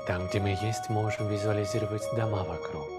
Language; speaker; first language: Russian; native; Russian